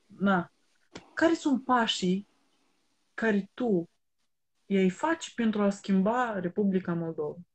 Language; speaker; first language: Romanian; native; Romanian